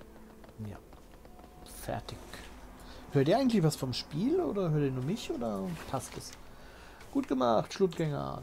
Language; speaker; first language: German; native; German